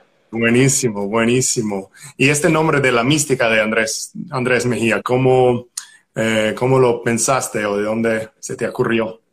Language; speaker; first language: Spanish; non-native, fluent; English